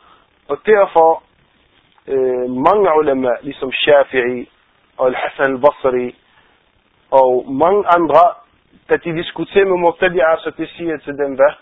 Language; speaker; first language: Danish; non-native, fluent; Arabic